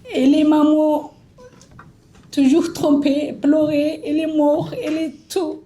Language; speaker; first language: French; non-native, learner; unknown